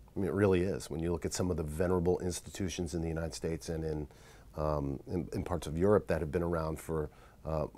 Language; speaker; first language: English; native; English